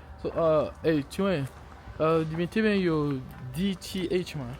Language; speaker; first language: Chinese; non-native, learner; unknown